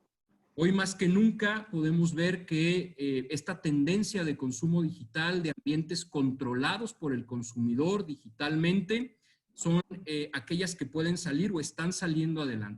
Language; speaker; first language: Spanish; native; Spanish